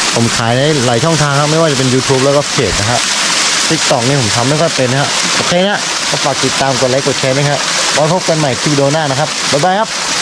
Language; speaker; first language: Thai; non-native, local second language; Karen languages